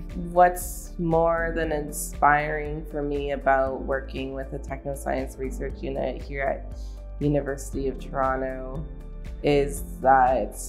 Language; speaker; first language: English; native; English